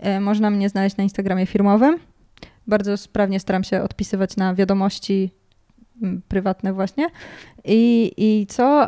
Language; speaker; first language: Polish; native; Polish